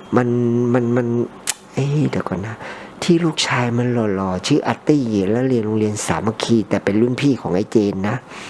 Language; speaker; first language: Thai; native; Thai